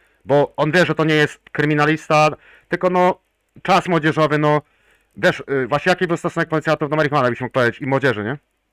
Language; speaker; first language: Polish; native; Polish